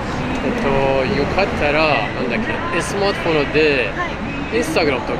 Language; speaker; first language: Japanese; non-native, learner; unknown